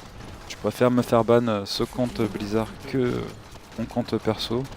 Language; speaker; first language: French; native; French